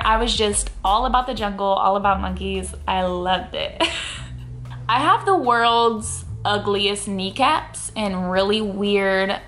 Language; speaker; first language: English; native; English